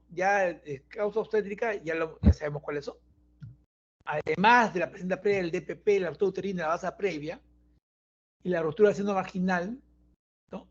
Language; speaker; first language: Spanish; native; Spanish